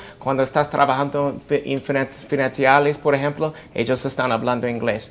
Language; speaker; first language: Spanish; non-native, fluent; English